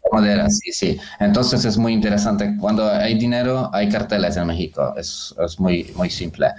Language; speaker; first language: Spanish; non-native, learner; Polish